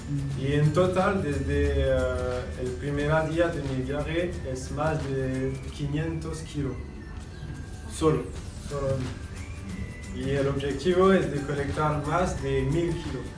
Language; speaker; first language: Spanish; non-native, learner; French